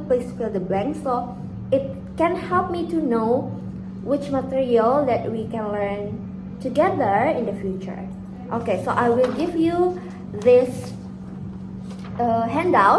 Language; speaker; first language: English; non-native, fluent; Indonesian